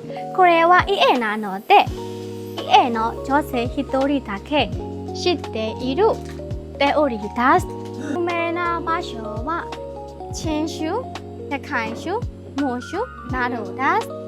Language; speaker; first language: Japanese; non-native, learner; Burmese